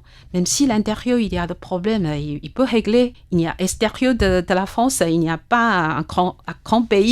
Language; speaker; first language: French; non-native, fluent; Chinese